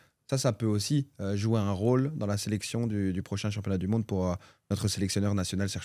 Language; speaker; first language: French; native; French